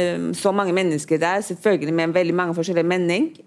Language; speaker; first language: Norwegian; non-native, fluent; Chinese